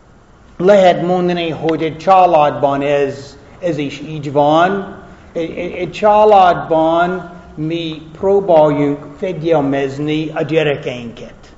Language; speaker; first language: Hungarian; non-native, fluent; English